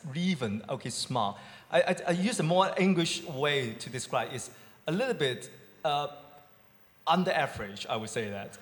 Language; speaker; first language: English; non-native, local second language; Cantonese